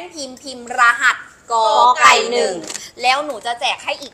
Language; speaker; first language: Thai; native; Thai